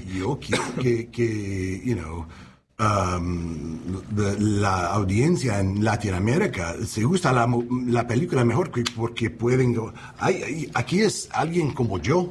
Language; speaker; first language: Spanish; non-native, learner; English